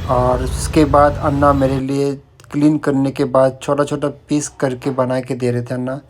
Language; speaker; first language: Hindi; non-native, local second language; Bangla